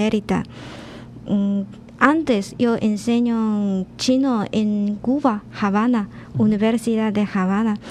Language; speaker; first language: Spanish; non-native, learner; Chinese